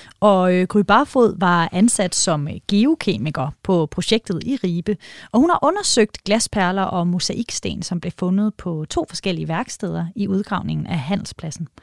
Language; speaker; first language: Danish; native; Danish